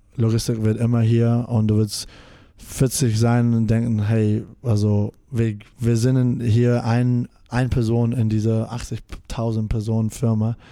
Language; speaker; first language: German; non-native, fluent; English